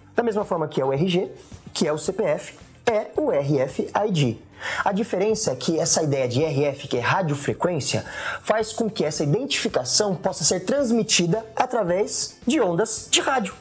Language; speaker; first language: Portuguese; native; Portuguese